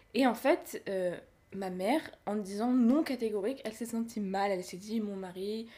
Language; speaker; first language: French; native; French